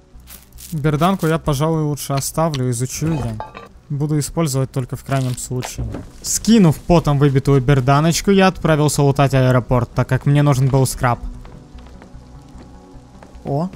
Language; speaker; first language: Russian; native; Russian